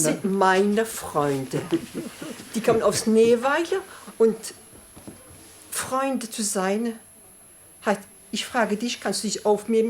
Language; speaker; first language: German; early bilingual, heritage; French